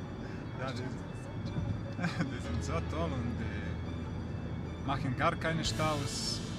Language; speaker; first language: German; non-native, learner; Serbian